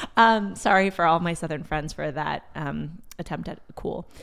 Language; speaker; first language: English; early bilingual, other home language; Portuguese